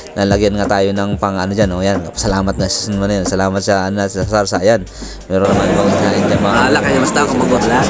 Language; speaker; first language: Filipino; non-native, local second language; Bikol